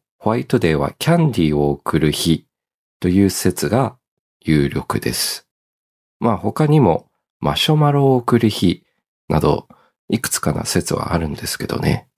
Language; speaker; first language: Japanese; early bilingual, heritage; Japanese